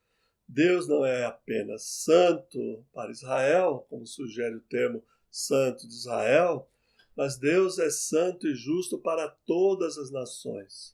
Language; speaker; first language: Portuguese; native; Portuguese